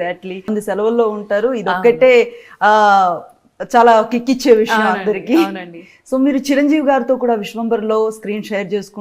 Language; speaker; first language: Telugu; native; Telugu